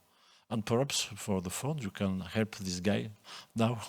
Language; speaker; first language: English; non-native, local second language; French